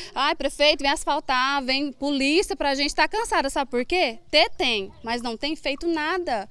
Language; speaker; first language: Portuguese; native; Portuguese